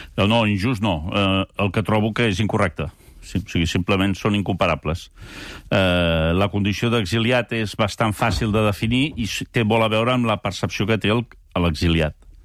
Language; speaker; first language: Catalan; early bilingual, other home language; French